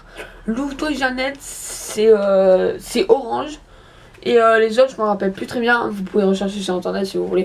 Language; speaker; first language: French; native; French